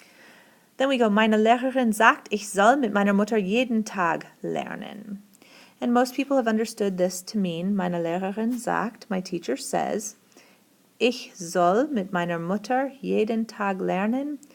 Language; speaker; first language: German; non-native, fluent; English